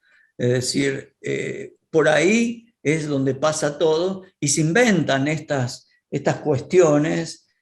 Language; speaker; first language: Spanish; native; Spanish